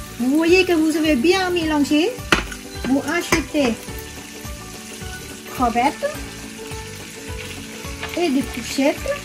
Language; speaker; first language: French; non-native, learner; Thai